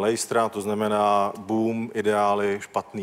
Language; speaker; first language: Czech; native; Czech